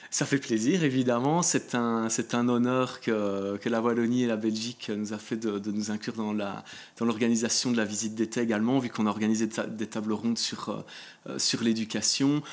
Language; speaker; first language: French; native; French